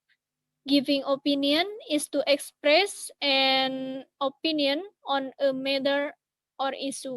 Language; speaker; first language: English; non-native, learner; Indonesian